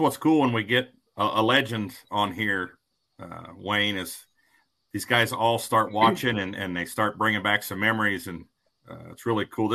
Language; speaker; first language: English; native; English